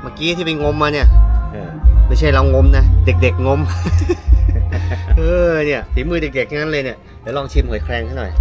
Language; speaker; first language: Thai; native; Thai